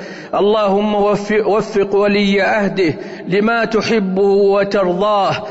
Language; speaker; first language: Arabic; native; Arabic